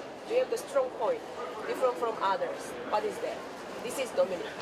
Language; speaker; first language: English; non-native, learner; Korean